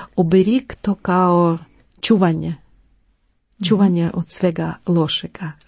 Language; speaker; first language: Croatian; non-native, fluent; Ukrainian